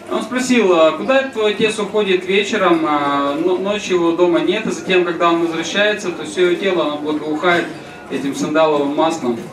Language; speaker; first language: Russian; native; Russian